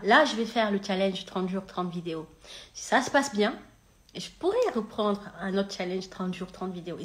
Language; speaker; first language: French; non-native, local second language; Wolof